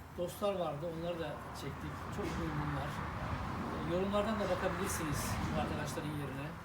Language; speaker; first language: Turkish; native; Turkish